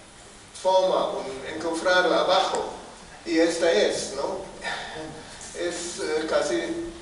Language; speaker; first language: Spanish; non-native, fluent; German